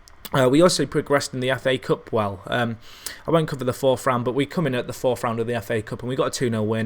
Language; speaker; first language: English; native; English